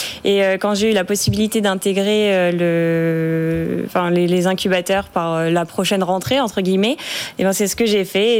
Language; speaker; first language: French; native; French